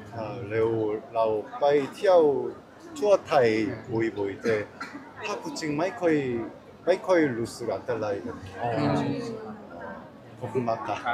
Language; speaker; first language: Thai; non-native, learner; Korean